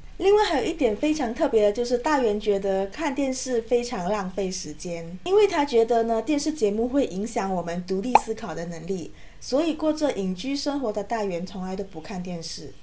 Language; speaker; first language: Chinese; native; Chinese